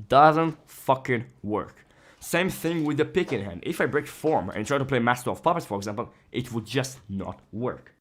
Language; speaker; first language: English; non-native, fluent; Hebrew